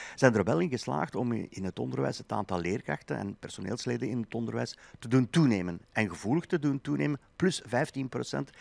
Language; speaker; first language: Dutch; native; Dutch